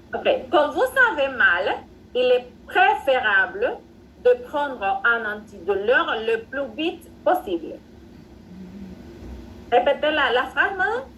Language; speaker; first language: French; non-native, fluent; Spanish